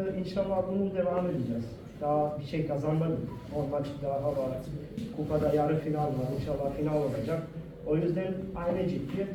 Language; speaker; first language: Turkish; non-native, fluent; Bosnian